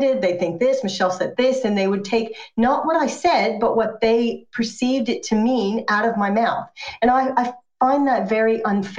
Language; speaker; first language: English; native; English